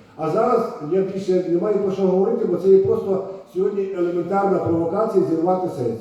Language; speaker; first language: Ukrainian; native; Ukrainian